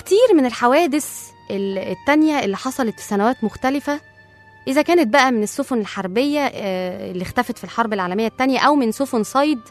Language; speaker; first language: Arabic; native; Arabic